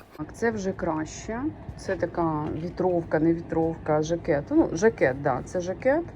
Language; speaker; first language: Ukrainian; non-native, local second language; Russian